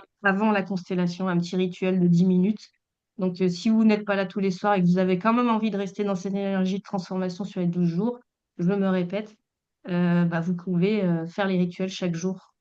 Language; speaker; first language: French; native; French